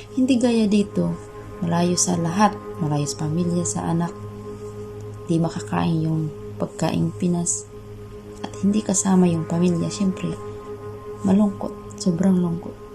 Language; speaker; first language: Filipino; non-native, local second language; Bikol